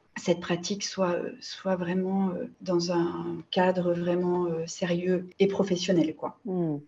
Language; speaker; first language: French; native; French